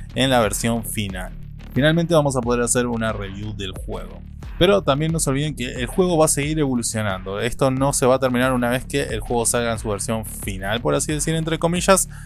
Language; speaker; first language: Spanish; native; Spanish